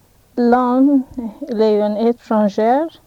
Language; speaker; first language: French; non-native, learner; English